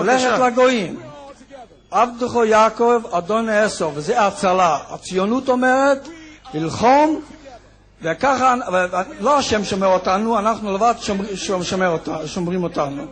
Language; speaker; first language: Hebrew; non-native, fluent; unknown